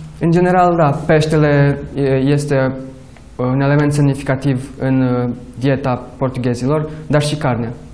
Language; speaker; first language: Romanian; early bilingual, other home language; Portuguese